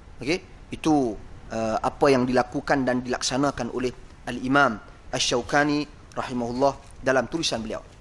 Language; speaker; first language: Malay; native; Malay